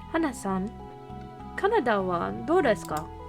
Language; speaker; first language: Japanese; non-native, learner; English